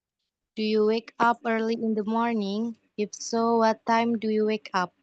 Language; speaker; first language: English; non-native, learner; Indonesian